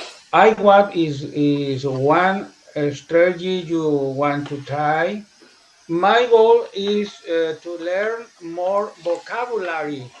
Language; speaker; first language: English; non-native, learner; Spanish